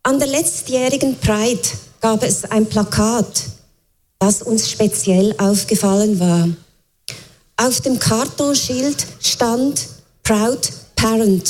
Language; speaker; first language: German; native; German